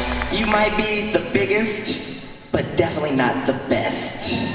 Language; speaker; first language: English; non-native, learner; Spanish